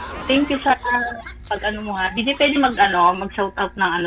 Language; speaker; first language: Filipino; native; Filipino